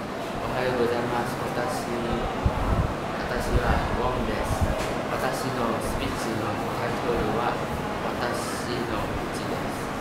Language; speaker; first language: Japanese; non-native, learner; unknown